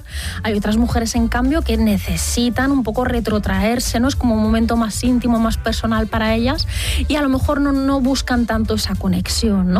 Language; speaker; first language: Spanish; native; Spanish